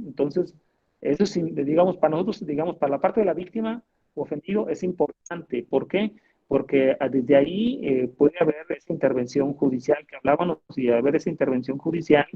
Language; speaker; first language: Spanish; native; Spanish